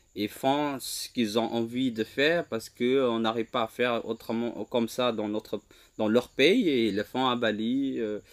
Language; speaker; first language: French; non-native, fluent; Indonesian